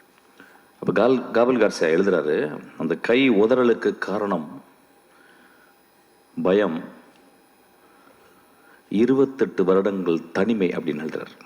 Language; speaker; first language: Tamil; native; Tamil